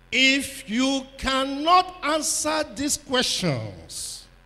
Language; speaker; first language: English; non-native, local second language; Igbo